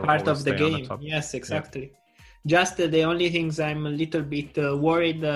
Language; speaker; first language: English; non-native, learner; Italian